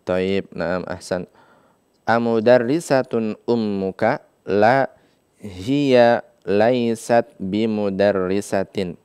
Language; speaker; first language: Arabic; non-native, fluent; Indonesian